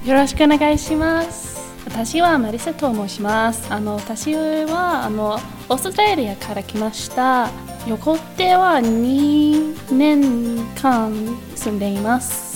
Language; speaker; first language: Japanese; non-native, learner; English